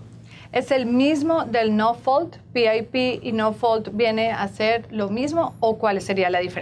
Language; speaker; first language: Spanish; native; Spanish